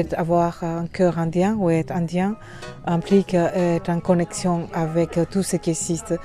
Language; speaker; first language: French; non-native, fluent; Spanish